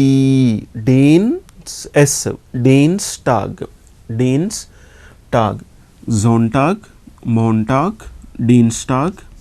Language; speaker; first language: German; non-native, learner; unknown